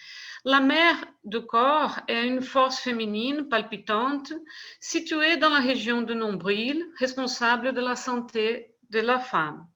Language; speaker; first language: French; non-native, fluent; Portuguese